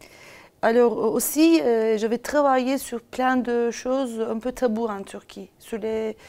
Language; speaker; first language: French; non-native, fluent; Turkish